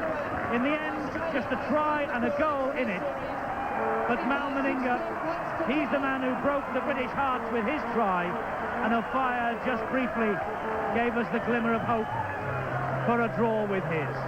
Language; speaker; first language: English; native; English